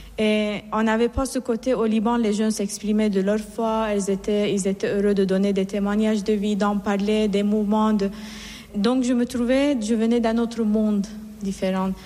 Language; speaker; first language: French; non-native, fluent; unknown